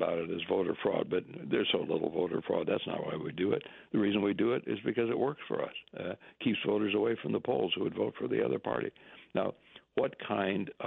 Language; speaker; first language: English; native; English